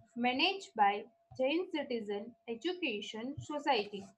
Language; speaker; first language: English; non-native, local second language; Gujarati